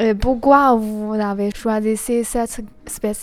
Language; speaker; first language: French; non-native, learner; Chinese